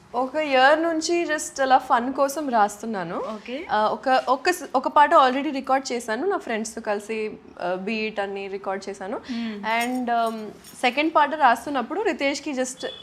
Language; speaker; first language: Telugu; non-native, local second language; Urdu